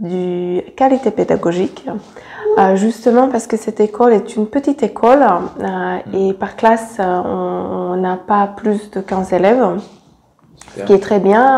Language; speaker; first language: French; non-native, fluent; Serbian